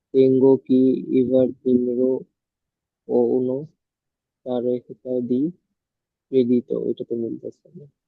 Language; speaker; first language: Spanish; non-native, learner; Bangla